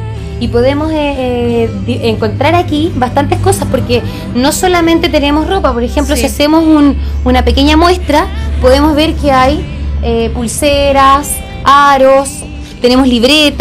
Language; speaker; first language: Spanish; native; Spanish